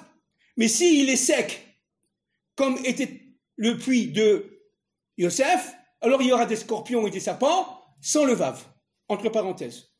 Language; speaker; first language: French; native; French